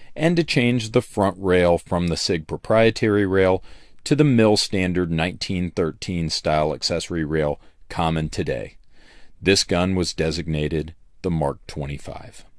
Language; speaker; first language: English; native; English